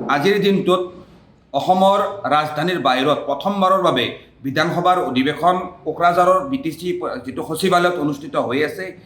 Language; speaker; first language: Assamese; non-native, local second language; Bangla